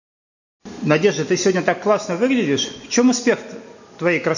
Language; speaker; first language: Russian; native; Russian